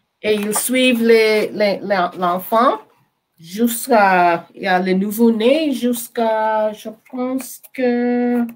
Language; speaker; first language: French; non-native, learner; English